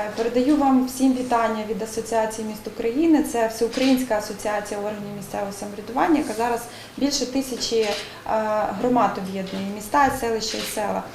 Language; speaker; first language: Ukrainian; native; Ukrainian